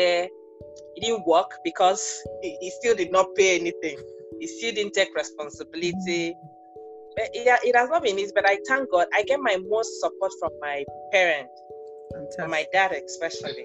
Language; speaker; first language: English; non-native, local second language; Ibibio